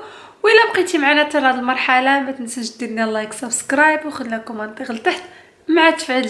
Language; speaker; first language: Arabic; native; Arabic